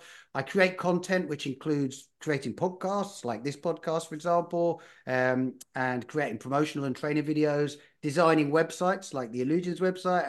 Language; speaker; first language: English; native; English